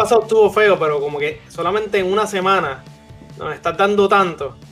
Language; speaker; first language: Spanish; native; Spanish